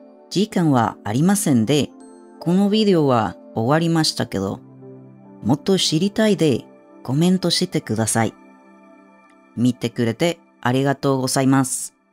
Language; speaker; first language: Japanese; non-native, learner; Spanish